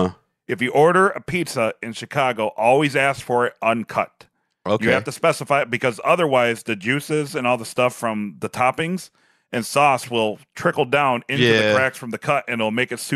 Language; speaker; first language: English; native; English